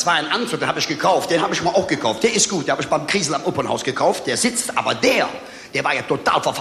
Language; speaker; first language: German; native; German